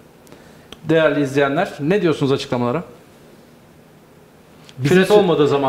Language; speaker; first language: Turkish; native; Turkish